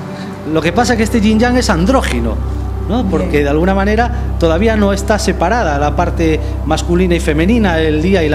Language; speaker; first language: Spanish; native; Spanish